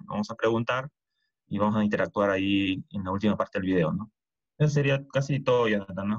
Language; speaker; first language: Spanish; native; Spanish